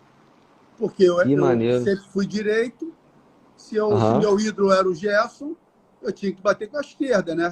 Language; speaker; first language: Portuguese; native; Portuguese